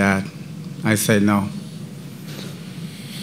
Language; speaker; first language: English; non-native, learner; Spanish